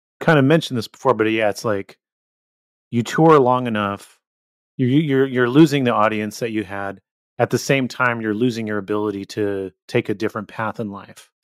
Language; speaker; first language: English; native; English